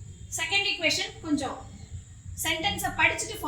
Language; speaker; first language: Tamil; native; Tamil